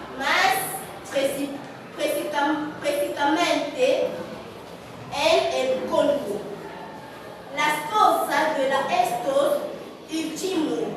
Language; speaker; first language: Spanish; non-native, learner; French